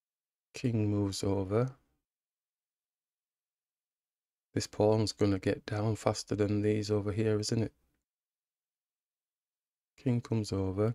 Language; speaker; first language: English; native; English